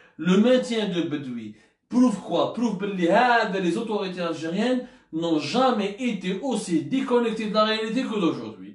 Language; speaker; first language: French; non-native, local second language; Arabic